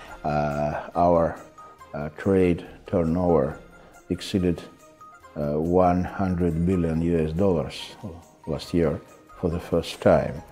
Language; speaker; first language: English; non-native, fluent; Russian